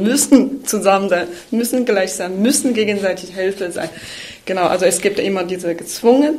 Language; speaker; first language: German; non-native, fluent; Chinese